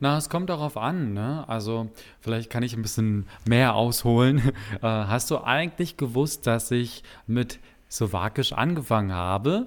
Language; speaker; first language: German; native; German